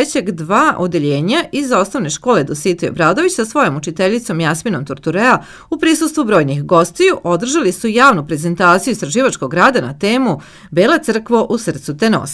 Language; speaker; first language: Serbian; native; Serbian